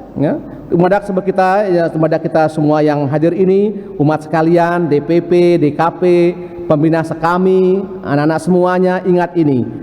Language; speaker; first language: Indonesian; native; Indonesian